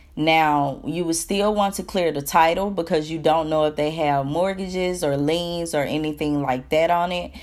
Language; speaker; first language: English; native; English